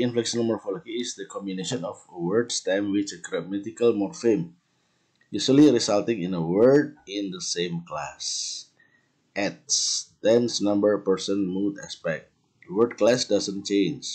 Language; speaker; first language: English; non-native, fluent; Indonesian